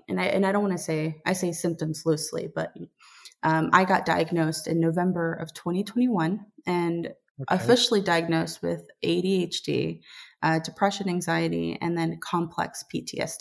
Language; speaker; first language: English; native; English